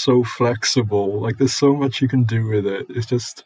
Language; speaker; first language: English; native; English